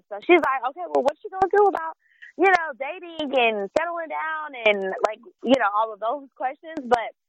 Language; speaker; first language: English; native; English